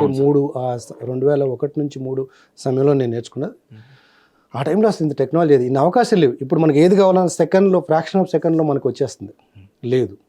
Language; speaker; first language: Telugu; native; Telugu